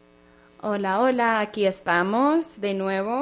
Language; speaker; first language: Spanish; non-native, fluent; English